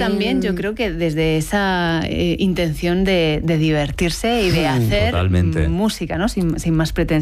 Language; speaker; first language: Spanish; native; Spanish